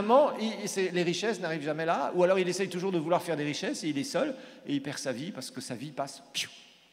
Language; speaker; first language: French; native; French